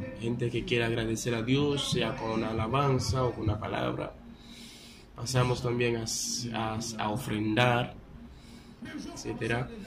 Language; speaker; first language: Spanish; non-native, fluent; Haitian Creole